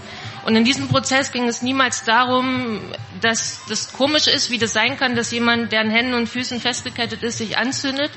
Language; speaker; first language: German; native; German